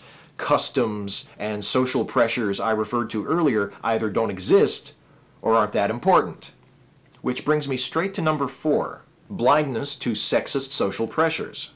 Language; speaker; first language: English; native; English